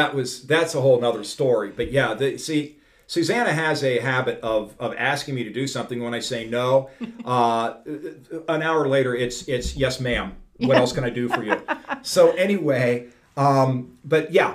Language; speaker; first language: English; native; English